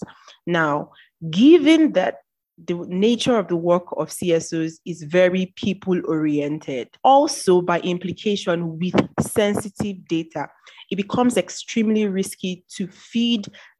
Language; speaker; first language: English; non-native, local second language; Yoruba